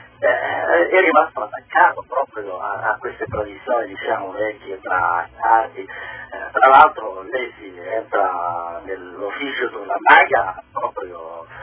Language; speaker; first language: Italian; non-native, fluent; Arabic